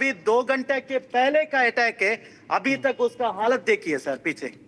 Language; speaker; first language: Hindi; non-native, local second language; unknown